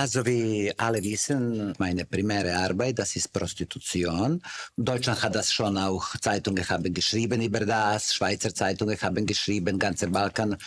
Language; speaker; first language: German; non-native, learner; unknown